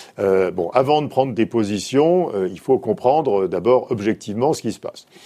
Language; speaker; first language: French; native; French